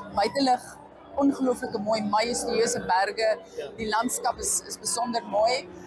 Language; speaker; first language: Afrikaans; native; Afrikaans